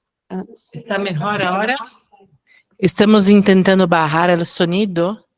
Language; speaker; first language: Spanish; non-native, fluent; Portuguese